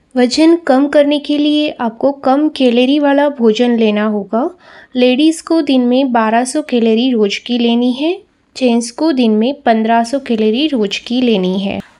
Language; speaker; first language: Hindi; non-native, local second language; Gujarati